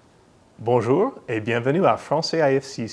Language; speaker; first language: French; non-native, fluent; English